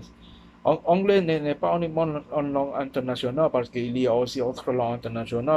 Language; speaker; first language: French; non-native, learner; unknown